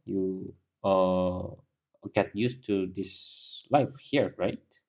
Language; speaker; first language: English; non-native, fluent; Korean